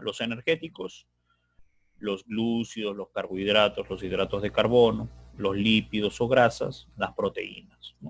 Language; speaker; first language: Spanish; native; Spanish